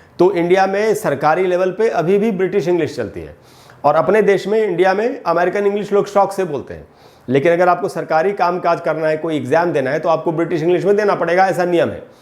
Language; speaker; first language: Hindi; native; Hindi